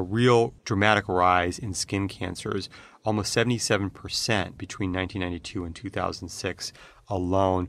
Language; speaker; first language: English; native; English